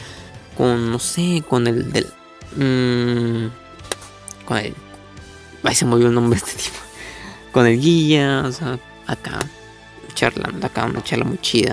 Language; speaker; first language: Spanish; native; Spanish